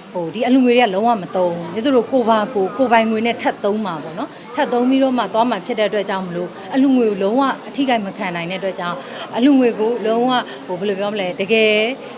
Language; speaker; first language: Burmese; native; Burmese